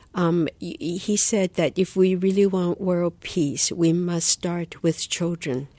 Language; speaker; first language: English; non-native, fluent; Chinese